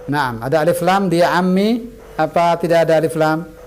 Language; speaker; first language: Indonesian; native; Indonesian